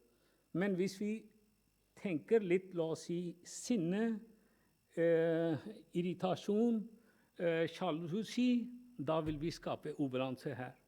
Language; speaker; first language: Norwegian; non-native, fluent; Punjabi